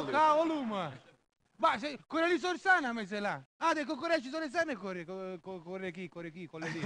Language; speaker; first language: Turkish; non-native, fluent; Italian